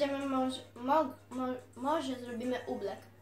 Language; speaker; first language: Polish; early bilingual, heritage; Polish